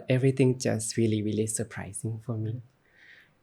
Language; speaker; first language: English; non-native, learner; Thai